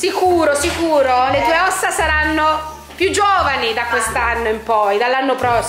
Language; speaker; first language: Italian; native; Italian